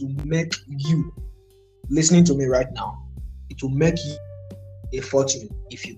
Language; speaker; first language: English; non-native, local second language; Igbo